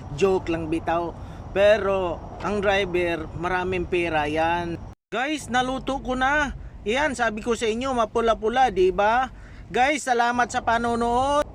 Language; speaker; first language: Filipino; non-native, local second language; Cebuano